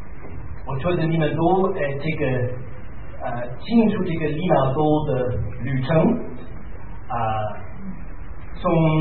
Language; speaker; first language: Chinese; non-native, fluent; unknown